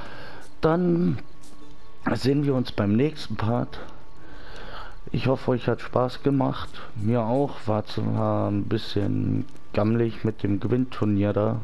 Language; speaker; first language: German; native; German